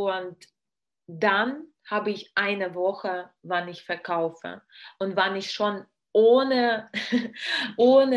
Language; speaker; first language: German; non-native, learner; Russian